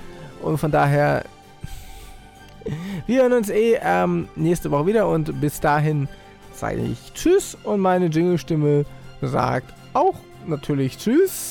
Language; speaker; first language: German; native; German